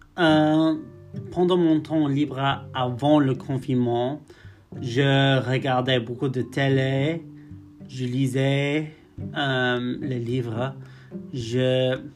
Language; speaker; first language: French; non-native, fluent; English